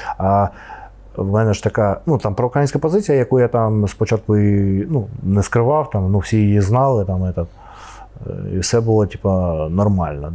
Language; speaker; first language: Ukrainian; non-native, local second language; Russian